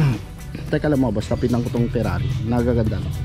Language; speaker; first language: Filipino; native; Filipino